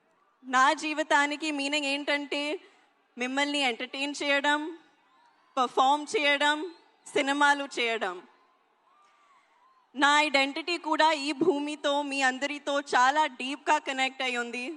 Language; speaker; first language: Telugu; non-native, local second language; Hindi